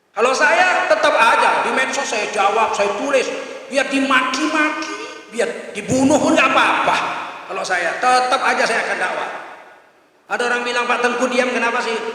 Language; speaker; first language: Indonesian; native; Indonesian